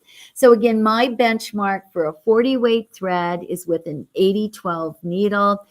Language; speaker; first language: English; native; English